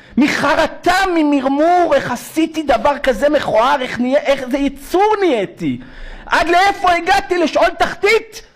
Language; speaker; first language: Hebrew; native; Hebrew